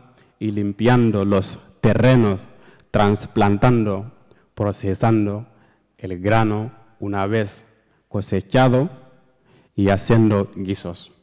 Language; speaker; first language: Spanish; non-native, learner; Fula